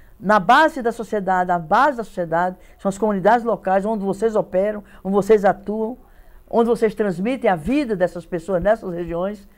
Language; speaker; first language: Portuguese; native; Portuguese